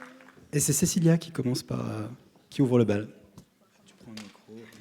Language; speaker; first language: French; native; French